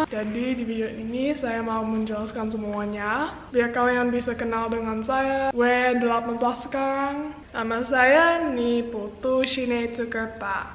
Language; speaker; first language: Indonesian; non-native, local second language; English